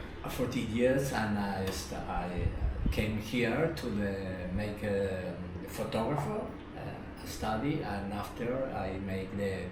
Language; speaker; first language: English; non-native, learner; Spanish